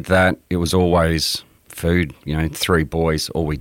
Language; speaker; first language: English; native; English